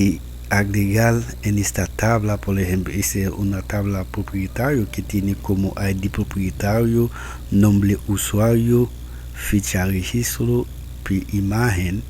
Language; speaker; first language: Spanish; non-native, learner; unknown